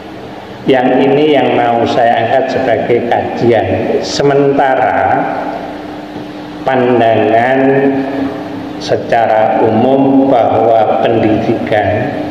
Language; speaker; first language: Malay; non-native, local second language; Javanese